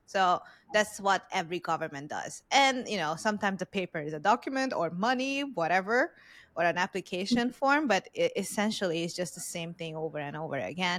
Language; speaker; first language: English; non-native, fluent; Hungarian